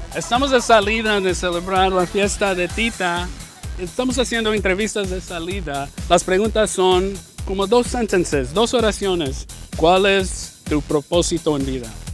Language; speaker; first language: Spanish; early bilingual, heritage; Spanish